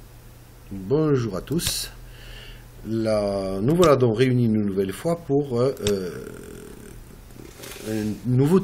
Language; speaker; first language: French; native; French